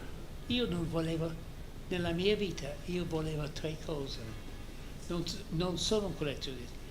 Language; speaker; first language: Italian; non-native, fluent; English